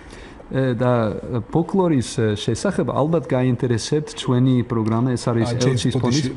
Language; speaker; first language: Georgian; non-native, learner; English